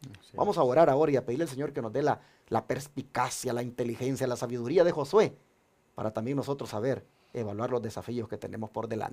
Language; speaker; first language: Spanish; native; Spanish